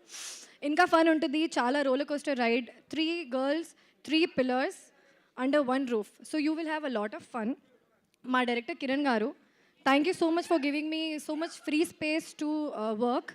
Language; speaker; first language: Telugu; non-native, fluent; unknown